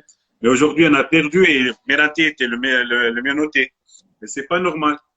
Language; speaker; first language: French; non-native, local second language; Arabic